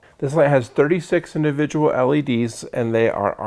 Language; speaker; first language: English; native; English